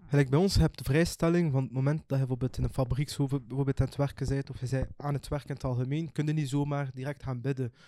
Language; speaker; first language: Dutch; early bilingual, other home language; Arabic